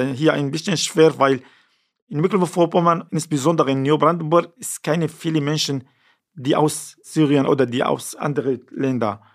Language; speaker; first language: German; non-native, fluent; Arabic